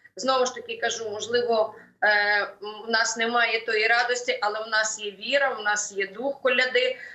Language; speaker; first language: Ukrainian; native; Ukrainian